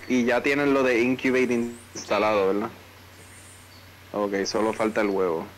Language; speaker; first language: Spanish; early bilingual, heritage; Spanish